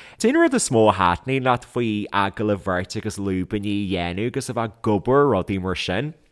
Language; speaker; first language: Irish; native; Irish